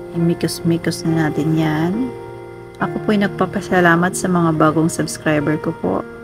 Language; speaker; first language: Filipino; non-native, local second language; Cebuano